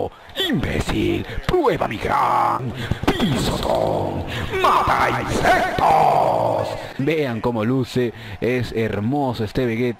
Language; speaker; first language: Spanish; native; Spanish